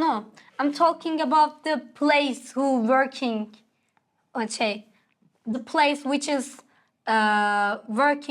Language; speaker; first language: English; non-native, learner; Turkish